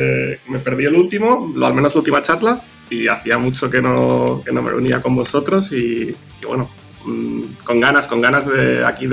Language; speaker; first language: Spanish; native; Spanish